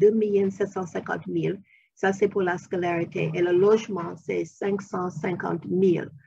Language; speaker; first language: French; non-native, fluent; English